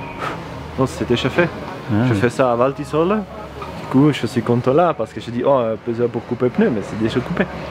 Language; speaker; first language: French; non-native, learner; German